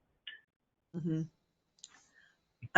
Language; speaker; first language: English; native; English